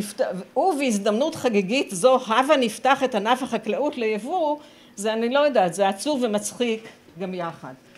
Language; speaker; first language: Hebrew; native; Hebrew